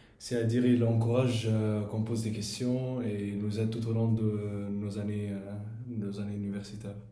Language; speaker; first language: French; non-native, fluent; Arabic